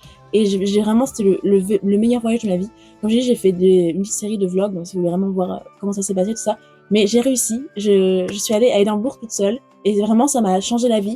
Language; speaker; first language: French; native; French